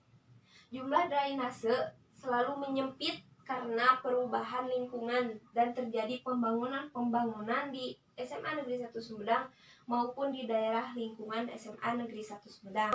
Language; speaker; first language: Indonesian; native; Indonesian